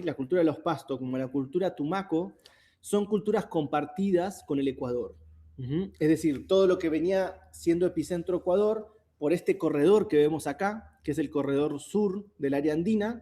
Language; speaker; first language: Spanish; native; Spanish